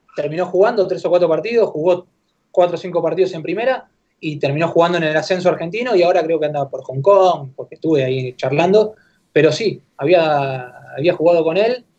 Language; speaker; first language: Spanish; native; Spanish